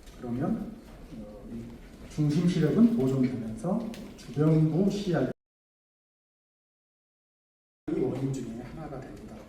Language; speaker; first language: Korean; native; Korean